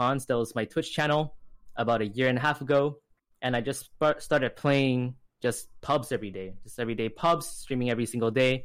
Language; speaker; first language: English; native; English